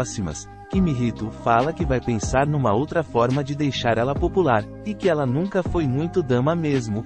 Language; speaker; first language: Portuguese; native; Portuguese